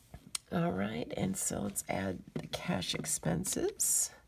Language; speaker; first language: English; native; English